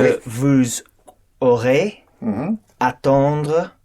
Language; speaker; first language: French; non-native, learner; English